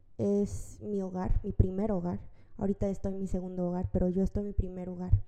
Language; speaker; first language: Spanish; early bilingual, other home language; Korean